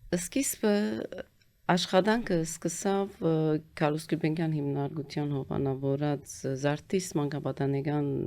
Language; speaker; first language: Armenian; early bilingual, heritage; Armenian